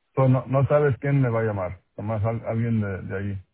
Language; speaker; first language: Spanish; non-native, local second language; English